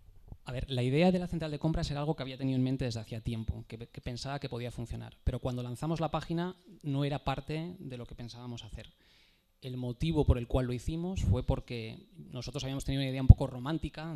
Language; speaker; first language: Spanish; native; Spanish